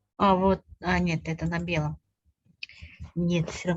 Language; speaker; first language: Russian; non-native, local second language; Kyrgyz